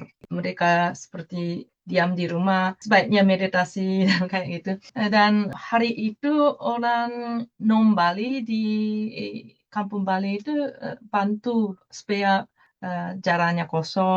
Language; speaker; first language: Indonesian; non-native, fluent; Japanese